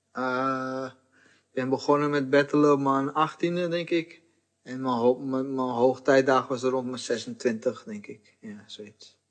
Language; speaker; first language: Dutch; early bilingual, other home language; Portuguese